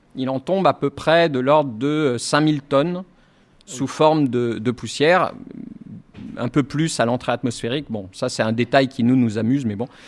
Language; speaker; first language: French; native; French